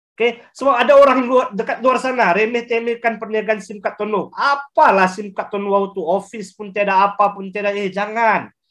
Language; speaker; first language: Malay; native; Malay